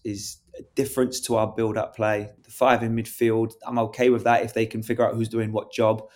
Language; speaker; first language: English; native; English